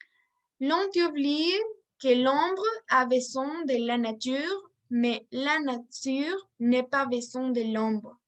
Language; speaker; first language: French; non-native, learner; Spanish